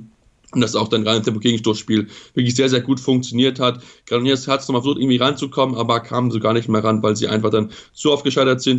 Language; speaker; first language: German; native; German